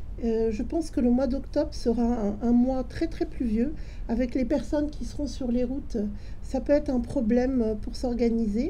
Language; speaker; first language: French; native; French